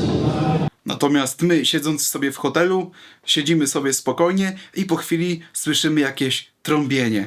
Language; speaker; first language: Polish; native; Polish